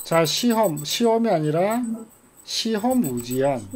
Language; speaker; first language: Korean; native; Korean